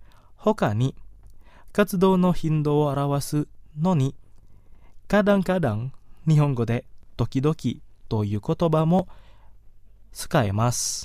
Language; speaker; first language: Japanese; non-native, fluent; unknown